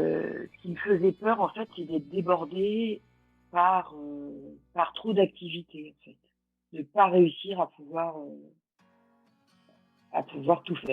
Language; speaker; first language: French; native; French